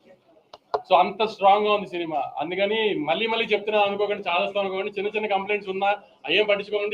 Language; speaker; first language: Telugu; native; Telugu